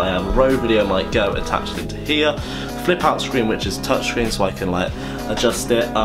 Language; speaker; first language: English; native; English